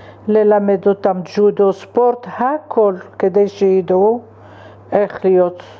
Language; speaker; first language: Hebrew; non-native, fluent; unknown